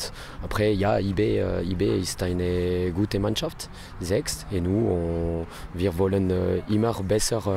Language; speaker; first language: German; non-native, learner; French